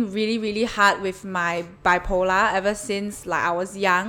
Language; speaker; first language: English; non-native, local second language; Chinese